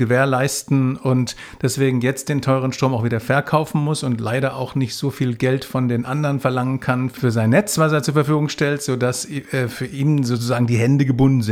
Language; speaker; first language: German; native; German